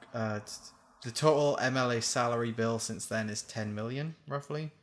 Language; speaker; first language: English; native; English